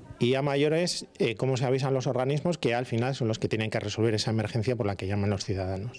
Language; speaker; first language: Spanish; native; Spanish